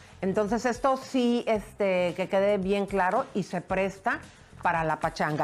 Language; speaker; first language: Spanish; native; Spanish